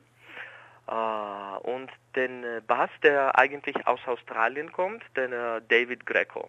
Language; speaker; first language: German; non-native, fluent; Greek